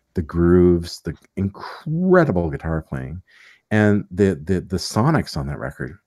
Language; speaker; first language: English; native; English